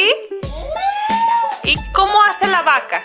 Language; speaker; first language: Spanish; early bilingual, heritage; Spanish